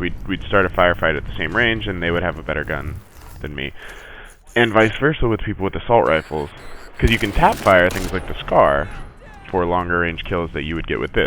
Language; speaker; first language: English; native; English